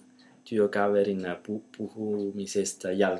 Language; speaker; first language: Finnish; non-native, learner; Italian